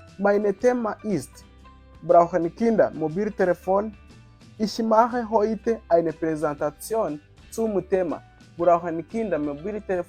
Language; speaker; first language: German; non-native, fluent; Kinyarwanda